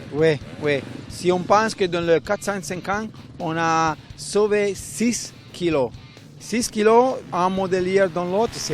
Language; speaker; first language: French; non-native, fluent; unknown